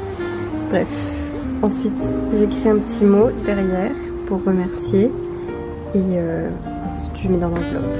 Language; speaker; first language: French; native; French